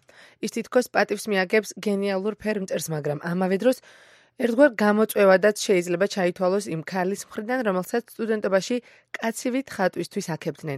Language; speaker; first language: Georgian; native; Georgian